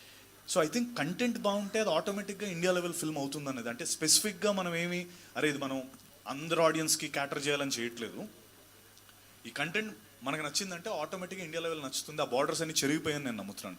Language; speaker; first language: Telugu; native; Telugu